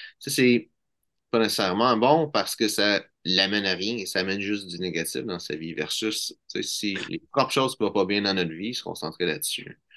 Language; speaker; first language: French; native; French